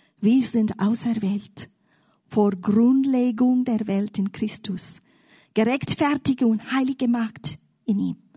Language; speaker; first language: German; non-native, fluent; English